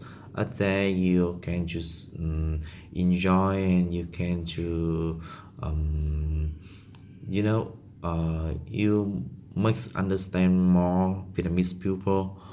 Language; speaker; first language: English; non-native, learner; Vietnamese